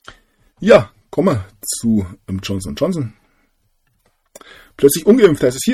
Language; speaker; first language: German; native; German